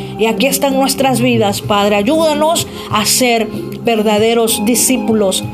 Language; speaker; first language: Spanish; native; Spanish